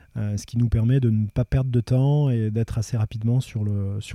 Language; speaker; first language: French; native; French